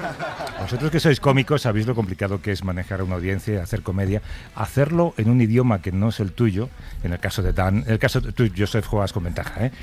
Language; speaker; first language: Spanish; native; Spanish